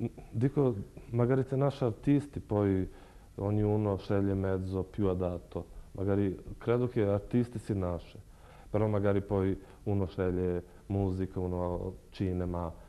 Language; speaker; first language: Italian; non-native, fluent; Serbian